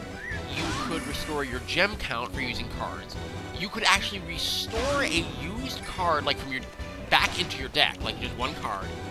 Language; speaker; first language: English; native; English